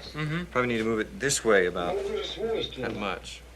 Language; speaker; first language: English; native; English